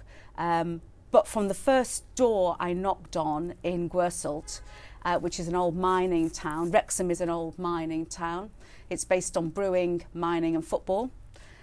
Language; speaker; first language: English; native; English